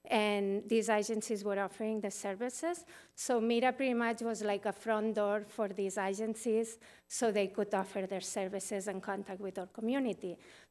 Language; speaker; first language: English; non-native, fluent; Spanish